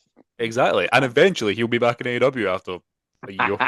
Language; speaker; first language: English; native; English